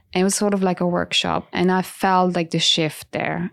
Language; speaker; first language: English; non-native, fluent; Italian